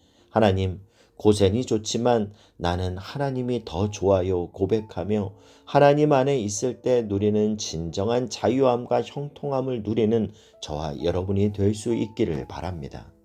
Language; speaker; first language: Korean; native; Korean